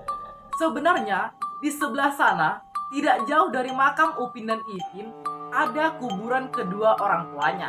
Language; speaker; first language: Indonesian; native; Indonesian